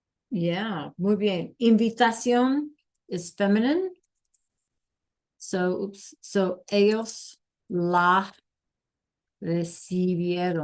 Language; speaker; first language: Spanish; non-native, fluent; English